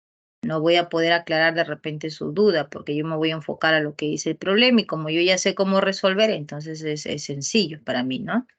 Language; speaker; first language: Spanish; native; Spanish